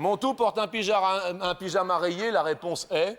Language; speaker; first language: French; native; French